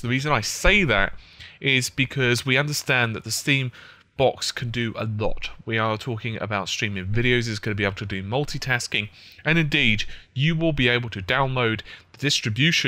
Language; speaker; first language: English; native; English